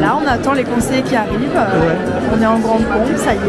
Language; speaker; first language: French; native; French